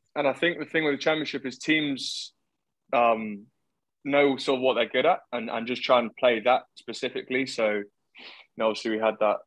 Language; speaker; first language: English; native; English